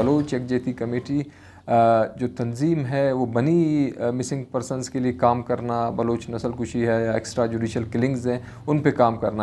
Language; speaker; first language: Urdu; non-native, local second language; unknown